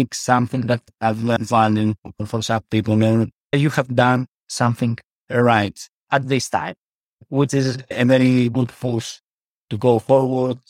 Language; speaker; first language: English; non-native, learner; Greek